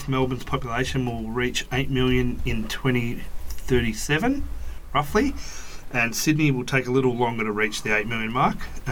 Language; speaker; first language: English; native; English